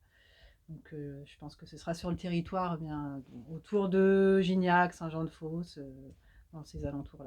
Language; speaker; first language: French; native; French